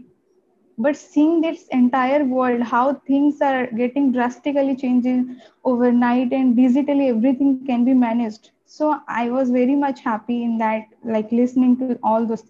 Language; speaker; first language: English; non-native, local second language; Odia